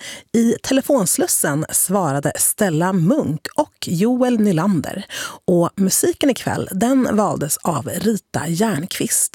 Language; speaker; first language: Swedish; native; Swedish